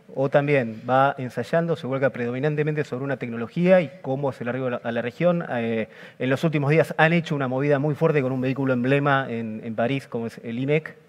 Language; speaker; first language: Spanish; native; Spanish